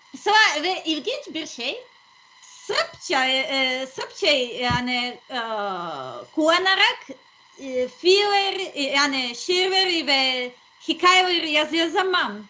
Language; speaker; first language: Turkish; non-native, learner; Serbian